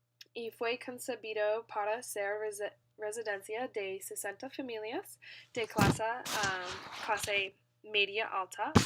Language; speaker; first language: Spanish; non-native, learner; English